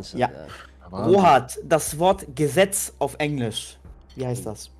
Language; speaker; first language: German; native; German